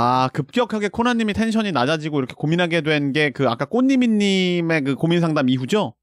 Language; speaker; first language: Korean; native; Korean